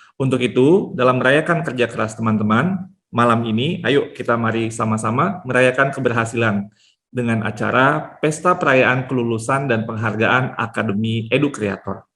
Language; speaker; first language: Indonesian; native; Indonesian